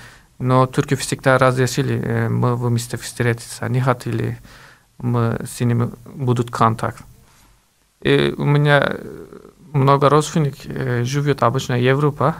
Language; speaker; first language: Russian; non-native, learner; Turkish